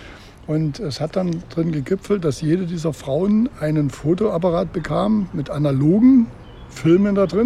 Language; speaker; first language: German; native; German